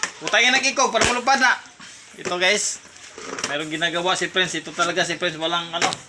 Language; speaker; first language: Filipino; non-native, local second language; Cebuano